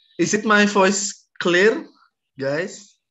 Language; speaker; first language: English; non-native, learner; Indonesian